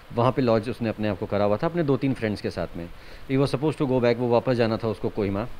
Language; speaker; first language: Hindi; native; Hindi